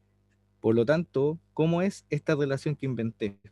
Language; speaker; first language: Spanish; native; Spanish